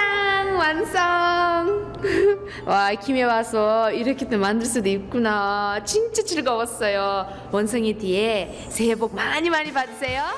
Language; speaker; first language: Korean; non-native, fluent; Uzbek